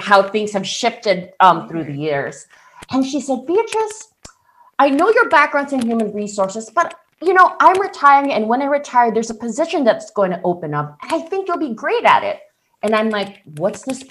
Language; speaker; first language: English; non-native, local second language; Filipino